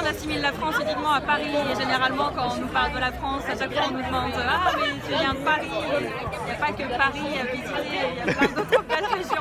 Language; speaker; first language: French; native; French